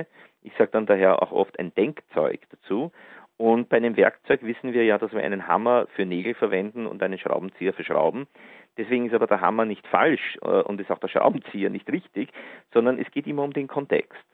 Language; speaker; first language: German; native; German